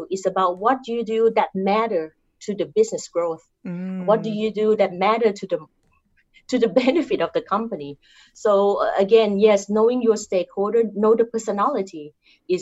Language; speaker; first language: English; non-native, fluent; Thai